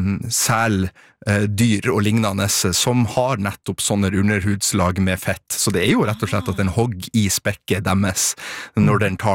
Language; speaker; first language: Norwegian; native; Norwegian